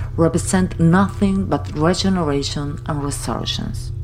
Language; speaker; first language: English; non-native, fluent; Spanish